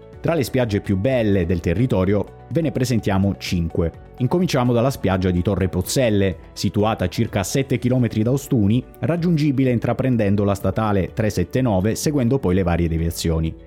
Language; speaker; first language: Italian; native; Italian